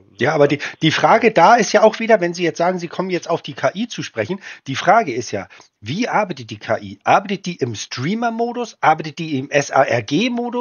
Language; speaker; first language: German; native; German